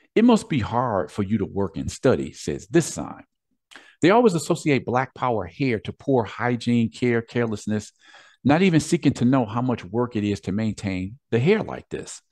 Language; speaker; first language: English; native; English